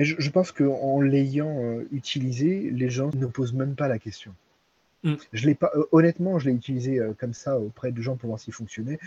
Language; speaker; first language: French; native; French